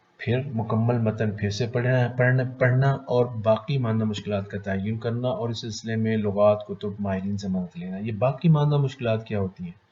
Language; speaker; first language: Urdu; native; Urdu